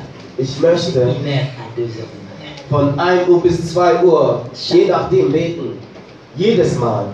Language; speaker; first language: German; non-native, learner; French